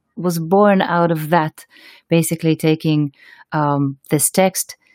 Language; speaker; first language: English; non-native, fluent; Hebrew